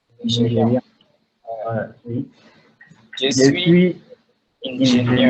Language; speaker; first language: French; non-native, learner; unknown